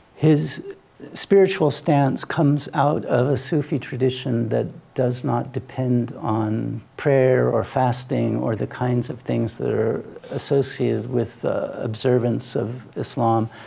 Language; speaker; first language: English; native; English